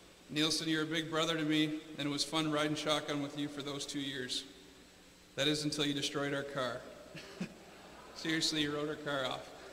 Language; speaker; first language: English; native; English